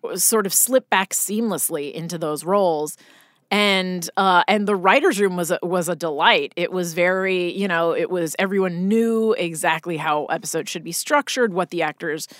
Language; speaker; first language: English; native; English